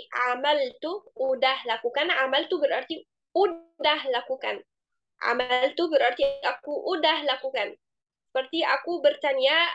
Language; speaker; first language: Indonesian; non-native, fluent; Arabic